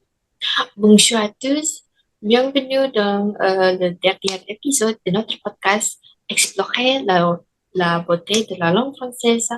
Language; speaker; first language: French; non-native, learner; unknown